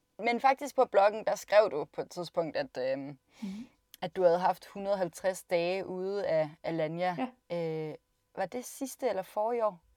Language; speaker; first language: Danish; native; Danish